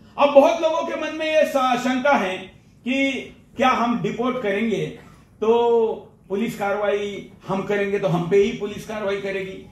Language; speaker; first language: Hindi; non-native, local second language; Marathi